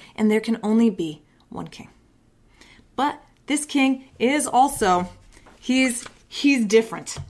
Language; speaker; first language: English; native; English